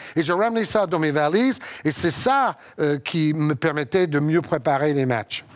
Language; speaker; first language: French; non-native, fluent; English